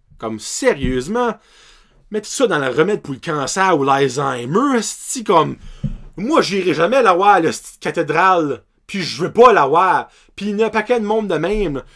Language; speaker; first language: French; native; French